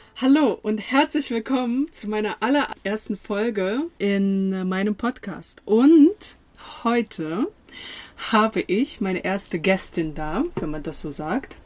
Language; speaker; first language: German; early bilingual, other home language; Latvian